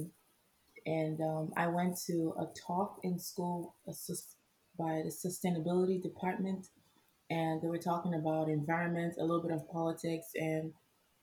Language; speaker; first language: English; non-native, local second language; Igbo